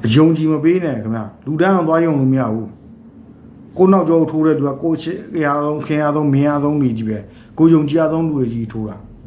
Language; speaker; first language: Burmese; native; Burmese